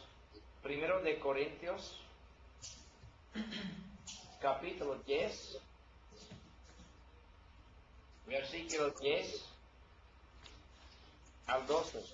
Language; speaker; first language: Spanish; non-native, learner; English